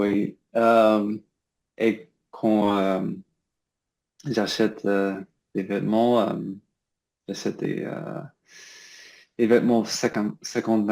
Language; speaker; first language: French; non-native, learner; English